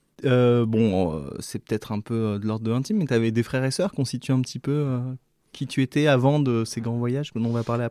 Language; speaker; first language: French; native; French